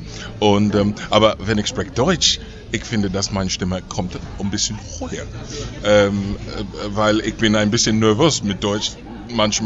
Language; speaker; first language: German; non-native, learner; English